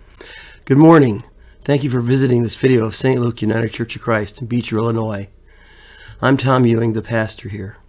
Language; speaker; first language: English; native; English